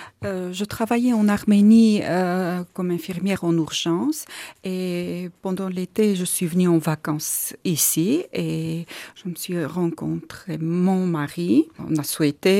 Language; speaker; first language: French; non-native, learner; Armenian